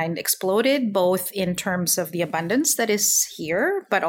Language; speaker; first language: English; non-native, local second language; Filipino